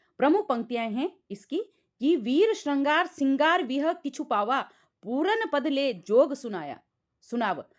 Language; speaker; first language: Hindi; native; Hindi